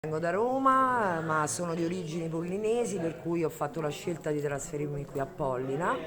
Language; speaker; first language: Italian; native; Italian